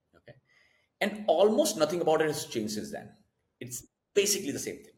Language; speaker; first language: English; non-native, local second language; Hindi